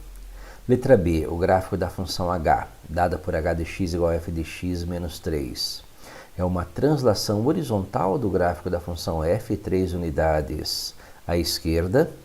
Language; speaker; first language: Portuguese; native; Portuguese